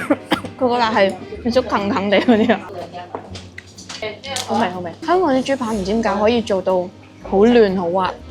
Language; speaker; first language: Cantonese; native; Cantonese